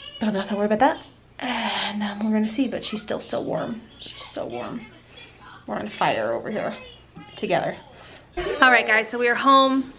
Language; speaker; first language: English; native; English